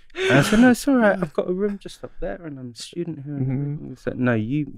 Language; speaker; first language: English; native; English